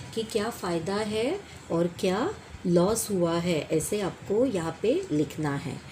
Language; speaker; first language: Hindi; non-native, local second language; Marathi